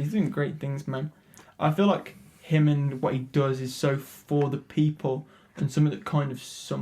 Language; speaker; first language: English; native; English